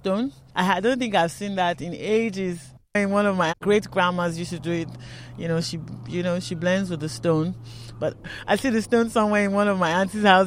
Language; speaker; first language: English; non-native, local second language; Yoruba